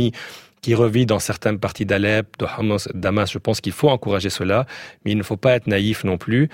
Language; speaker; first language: French; native; French